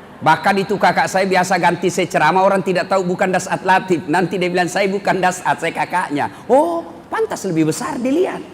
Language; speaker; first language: Indonesian; non-native, local second language; Buginese